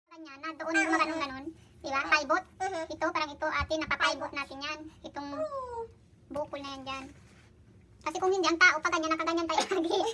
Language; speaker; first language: Filipino; native; Filipino